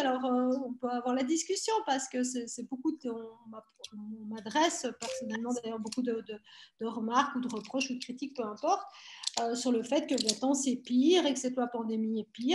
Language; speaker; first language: French; native; French